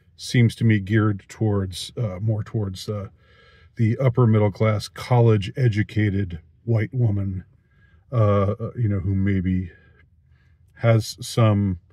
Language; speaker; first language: English; native; English